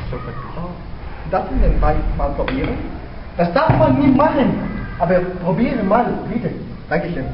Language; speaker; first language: German; non-native, learner; Spanish